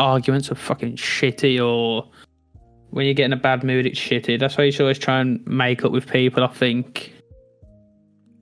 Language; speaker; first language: English; native; English